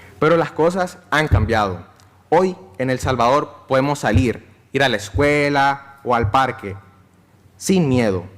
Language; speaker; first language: Spanish; native; Spanish